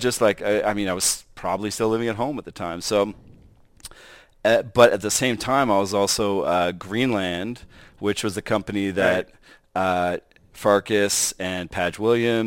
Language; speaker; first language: English; native; English